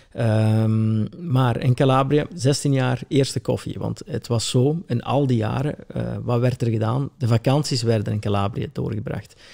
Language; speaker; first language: Dutch; early bilingual, other home language; Italian